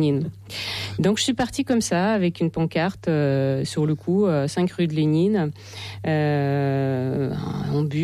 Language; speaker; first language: French; non-native, fluent; Russian